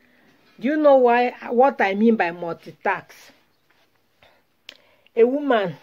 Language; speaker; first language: English; non-native, local second language; Igbo